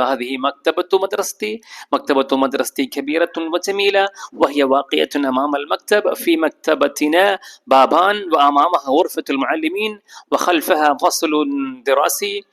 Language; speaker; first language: Arabic; non-native, fluent; Malayalam